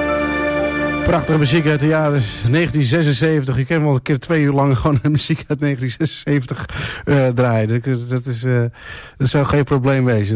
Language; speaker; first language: Dutch; native; Dutch